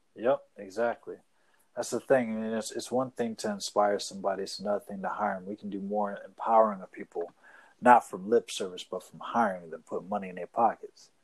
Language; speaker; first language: English; native; English